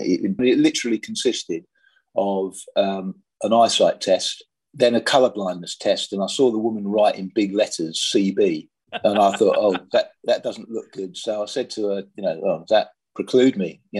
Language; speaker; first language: English; native; English